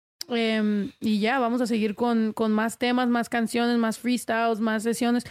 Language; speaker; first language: Spanish; early bilingual, heritage; Spanish